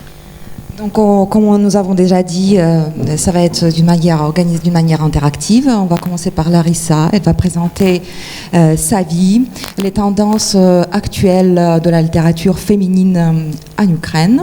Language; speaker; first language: French; non-native, fluent; Ukrainian